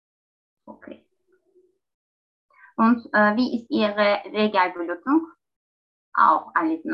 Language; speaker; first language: German; non-native, learner; Turkish